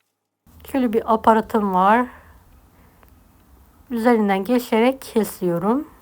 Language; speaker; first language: Turkish; native; Turkish